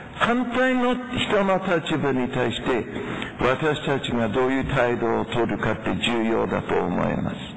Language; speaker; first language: Japanese; non-native, fluent; English